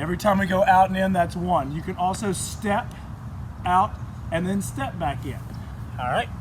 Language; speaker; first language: English; native; English